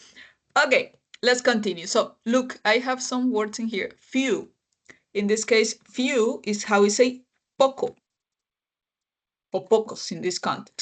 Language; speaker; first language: English; non-native, fluent; Spanish